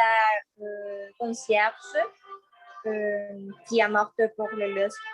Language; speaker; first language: French; non-native, learner; Spanish